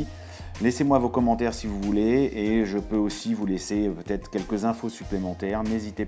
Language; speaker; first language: French; native; French